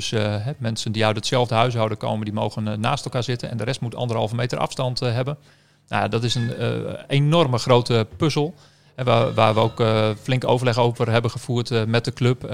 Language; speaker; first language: Dutch; native; Dutch